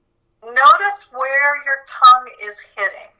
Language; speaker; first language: English; native; English